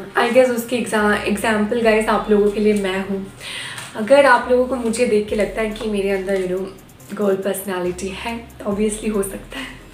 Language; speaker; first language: Hindi; non-native, local second language; Bangla